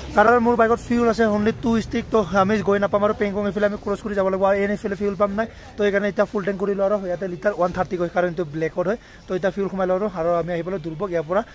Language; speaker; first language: Assamese; non-native, local second language; Bodo